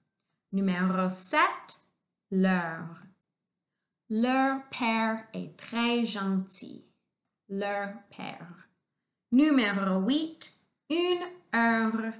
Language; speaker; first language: French; non-native, fluent; English